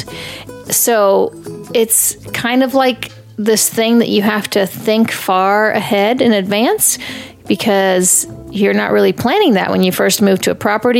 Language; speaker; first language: English; native; English